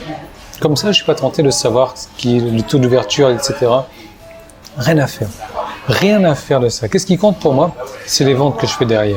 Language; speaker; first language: French; native; French